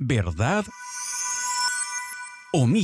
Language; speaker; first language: Spanish; native; Spanish